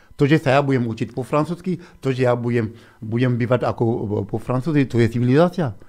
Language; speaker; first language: Slovak; non-native, fluent; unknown